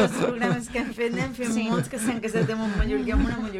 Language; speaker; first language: Catalan; native; Catalan